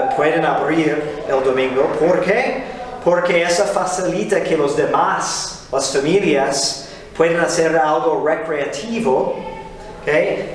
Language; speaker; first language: Spanish; non-native, fluent; English